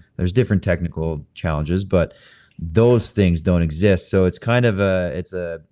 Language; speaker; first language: English; native; English